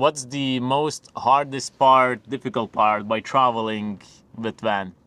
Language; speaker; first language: English; non-native, fluent; Lithuanian